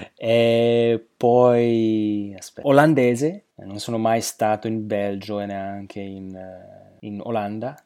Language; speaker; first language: Italian; non-native, fluent; Slovak